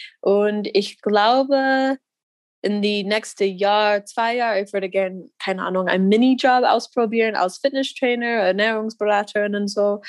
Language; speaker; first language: German; non-native, learner; English